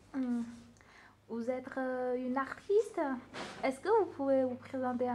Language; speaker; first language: French; non-native, learner; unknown